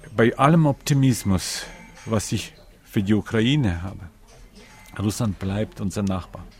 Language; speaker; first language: German; non-native, fluent; Ukrainian